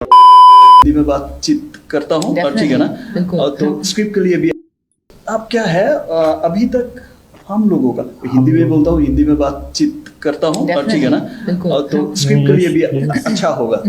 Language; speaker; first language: Hindi; non-native, fluent; Bangla